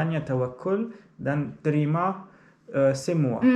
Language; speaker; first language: Indonesian; non-native, learner; Arabic